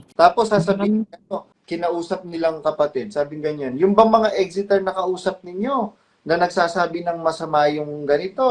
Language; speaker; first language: Filipino; non-native, local second language; Pampanga